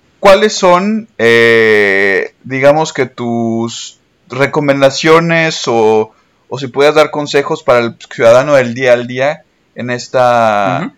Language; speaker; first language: Spanish; native; Spanish